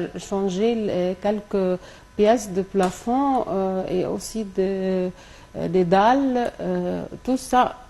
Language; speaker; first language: French; non-native, local second language; Arabic